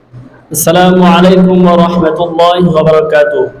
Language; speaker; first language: Arabic; non-native, learner; Bangla